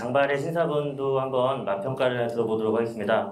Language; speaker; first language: Korean; native; Korean